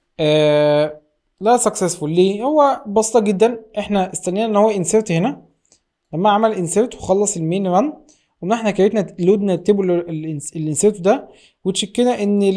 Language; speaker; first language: Arabic; native; Arabic